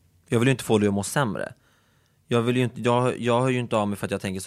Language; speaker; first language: Swedish; native; Swedish